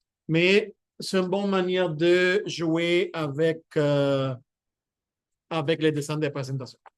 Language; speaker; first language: French; non-native, fluent; Spanish